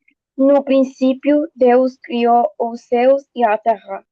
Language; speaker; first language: Portuguese; non-native, learner; Spanish